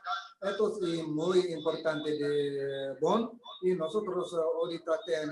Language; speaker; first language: Spanish; non-native, learner; Tibetan